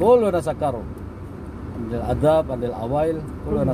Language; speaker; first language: Arabic; non-native, learner; Indonesian